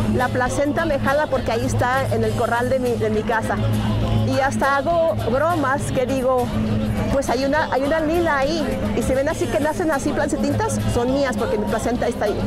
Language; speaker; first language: Spanish; early bilingual, heritage; Spanish